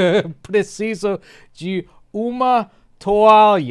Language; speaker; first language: Portuguese; non-native, learner; English